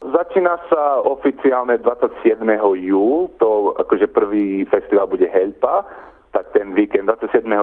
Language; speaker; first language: Slovak; early bilingual, heritage; Slovak